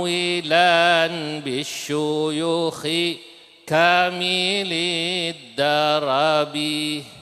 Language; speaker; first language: Arabic; non-native, fluent; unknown